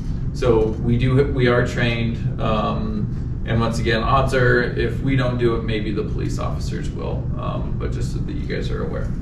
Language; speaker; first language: English; native; English